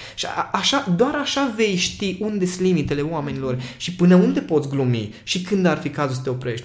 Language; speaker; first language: Romanian; non-native, local second language; Hungarian